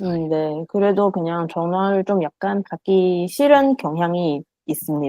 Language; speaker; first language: Korean; non-native, learner; Chinese